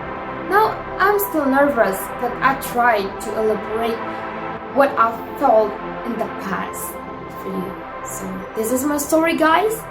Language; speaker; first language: English; non-native, fluent; Indonesian